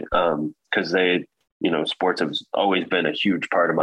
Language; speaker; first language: English; native; English